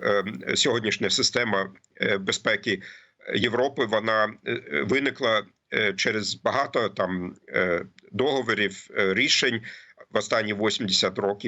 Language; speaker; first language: Ukrainian; non-native, fluent; German